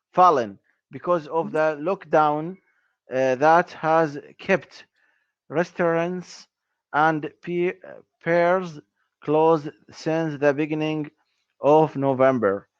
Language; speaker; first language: English; non-native, learner; Arabic